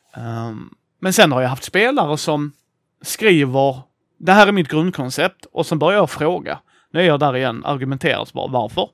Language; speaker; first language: Swedish; native; Swedish